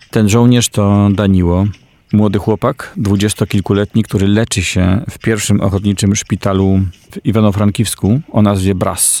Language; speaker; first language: Polish; native; Polish